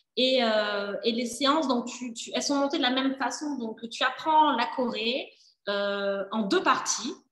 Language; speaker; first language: French; native; French